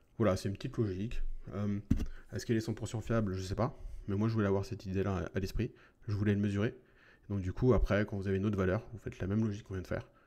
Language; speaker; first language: French; native; French